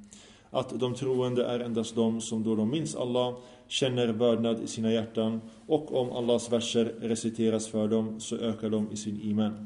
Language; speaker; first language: Swedish; early bilingual, other home language; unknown